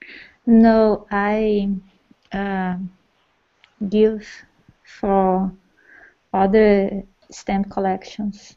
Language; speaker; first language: English; non-native, learner; Portuguese